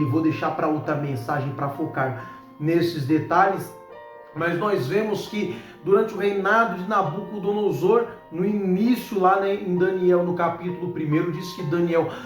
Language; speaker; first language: Portuguese; native; Portuguese